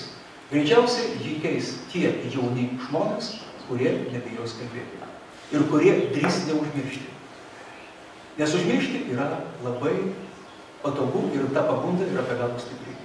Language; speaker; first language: Lithuanian; native; Lithuanian